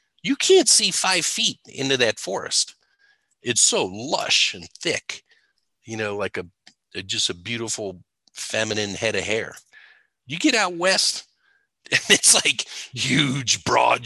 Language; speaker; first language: English; native; English